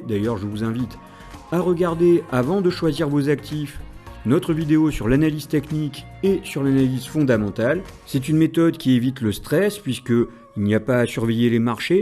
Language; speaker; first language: French; native; French